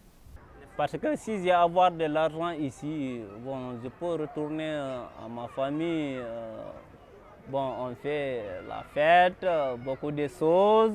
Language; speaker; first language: French; non-native, learner; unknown